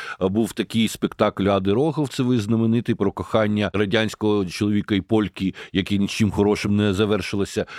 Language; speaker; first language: Ukrainian; native; Ukrainian